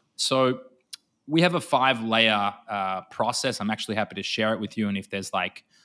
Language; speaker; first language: English; native; English